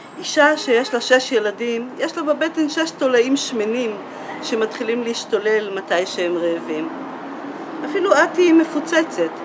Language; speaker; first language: Hebrew; native; Hebrew